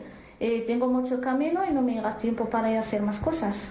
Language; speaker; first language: Spanish; non-native, learner; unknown